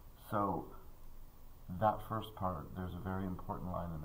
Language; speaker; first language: English; native; English